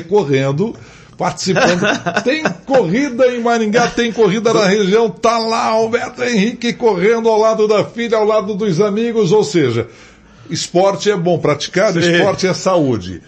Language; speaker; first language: Portuguese; native; Portuguese